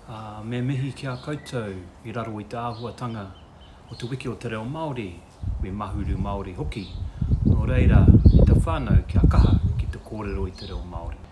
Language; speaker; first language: Māori; non-native, local second language; English